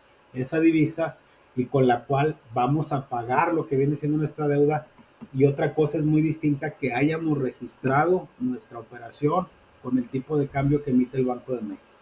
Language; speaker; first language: Spanish; native; Spanish